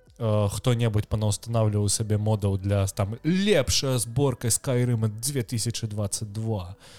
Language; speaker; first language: Belarusian; non-native, local second language; Russian